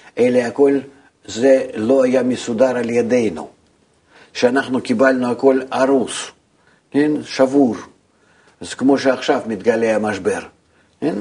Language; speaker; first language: Hebrew; non-native, fluent; Russian